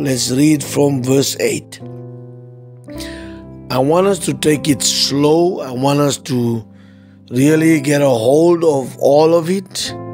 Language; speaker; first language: English; non-native, local second language; Afrikaans